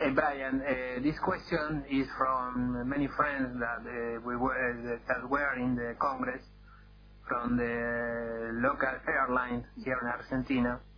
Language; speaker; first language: English; non-native, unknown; Spanish